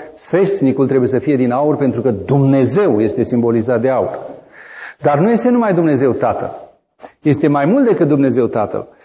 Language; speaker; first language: Romanian; native; Romanian